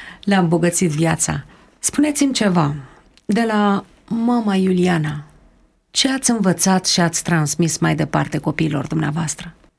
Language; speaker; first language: Romanian; native; Romanian